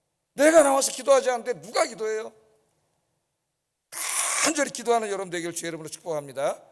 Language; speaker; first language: Korean; native; Korean